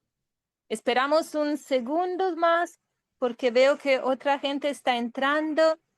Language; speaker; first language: Spanish; non-native, fluent; Italian